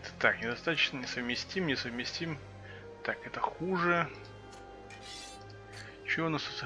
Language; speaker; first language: Russian; native; Russian